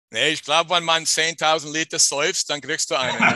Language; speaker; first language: German; non-native, fluent; English